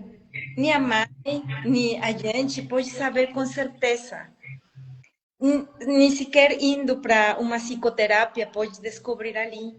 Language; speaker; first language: Portuguese; non-native, fluent; Spanish